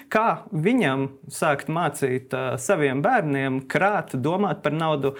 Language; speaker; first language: Latvian; native; Latvian